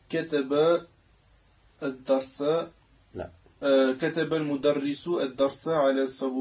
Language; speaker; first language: Arabic; non-native, learner; French